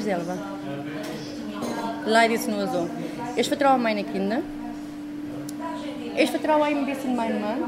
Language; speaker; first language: German; non-native, fluent; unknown